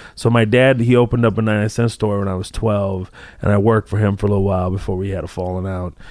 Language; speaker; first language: English; early bilingual, other home language; Arabic